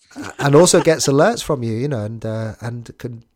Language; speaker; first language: English; native; English